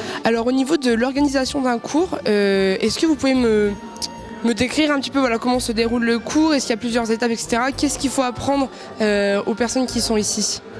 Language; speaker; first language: French; native; French